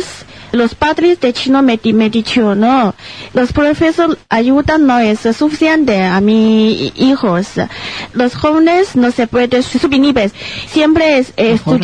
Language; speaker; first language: Spanish; non-native, learner; Chinese